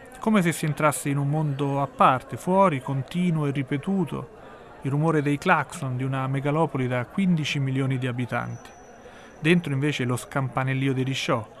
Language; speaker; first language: Italian; native; Italian